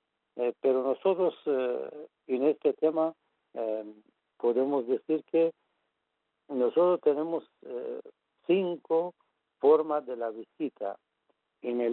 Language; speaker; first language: Spanish; non-native, fluent; Persian